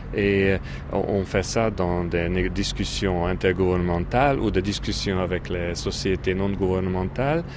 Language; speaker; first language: French; non-native, fluent; Hungarian